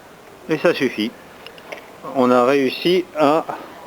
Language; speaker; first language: French; native; French